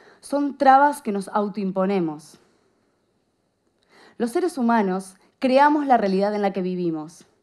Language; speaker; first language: Spanish; native; Spanish